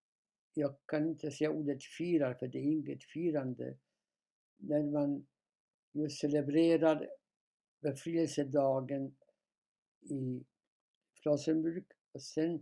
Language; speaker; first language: Swedish; non-native, fluent; Polish